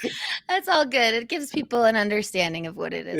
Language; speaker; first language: English; native; English